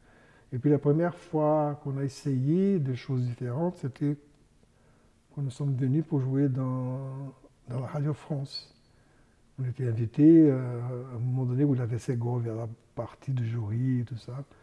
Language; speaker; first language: French; non-native, fluent; Portuguese